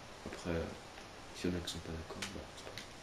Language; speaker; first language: French; native; French